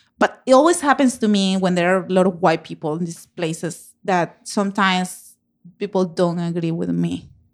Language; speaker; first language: English; non-native, fluent; Spanish